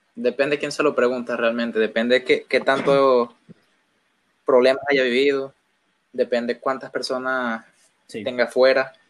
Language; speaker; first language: Spanish; native; Spanish